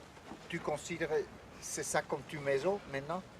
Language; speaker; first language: French; non-native, learner; Dutch